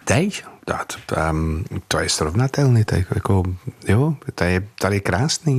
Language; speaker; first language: Czech; non-native, learner; English